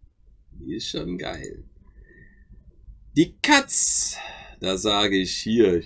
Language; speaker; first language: German; native; German